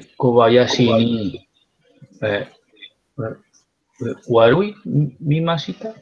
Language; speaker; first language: Japanese; non-native, learner; Spanish